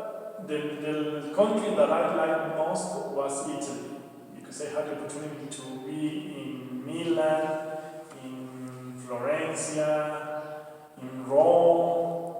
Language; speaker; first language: English; non-native, learner; Spanish